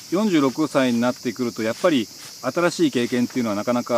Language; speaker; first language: Japanese; native; Japanese